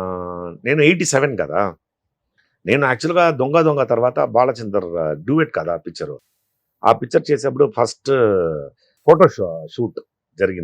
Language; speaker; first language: Telugu; non-native, fluent; Tamil